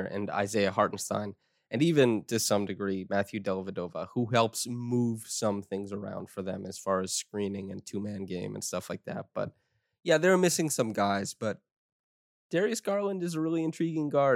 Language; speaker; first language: English; native; English